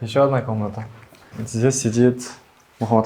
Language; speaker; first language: Russian; non-native, local second language; Uzbek